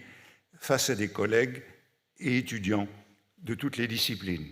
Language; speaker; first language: French; native; French